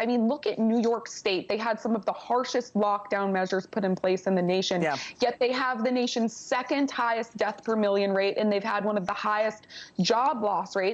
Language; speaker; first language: English; native; English